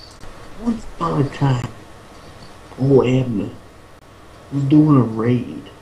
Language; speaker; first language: English; native; English